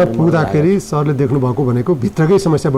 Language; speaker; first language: Nepali; native; Nepali